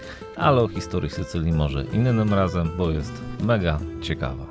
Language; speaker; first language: Polish; native; Polish